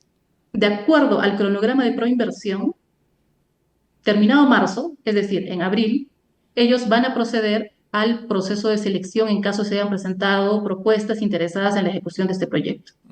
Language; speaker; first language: Spanish; native; Spanish